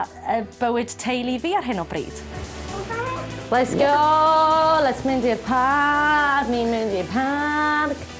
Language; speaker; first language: Welsh; native; Welsh